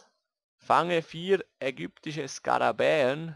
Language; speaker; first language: German; native; German